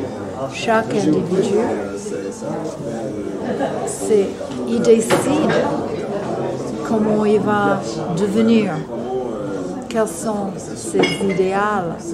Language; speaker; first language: French; non-native, fluent; English